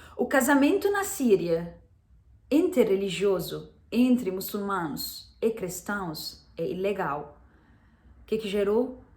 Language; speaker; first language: Portuguese; non-native, fluent; Arabic